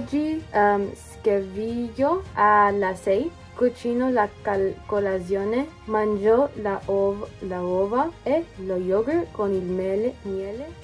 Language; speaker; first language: Italian; non-native, learner; English